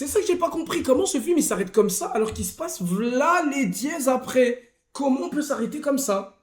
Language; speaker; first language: French; native; French